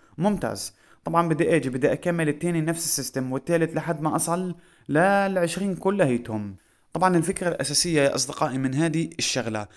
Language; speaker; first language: Arabic; native; Arabic